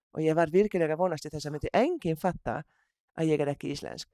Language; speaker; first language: Icelandic; non-native, fluent; Hungarian